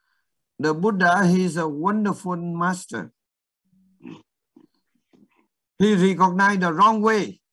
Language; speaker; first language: English; non-native, fluent; Vietnamese